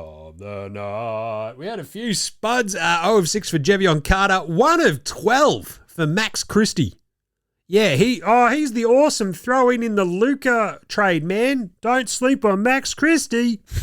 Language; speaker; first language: English; native; English